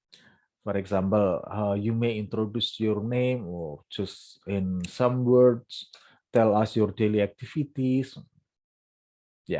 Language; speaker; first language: English; non-native, fluent; Indonesian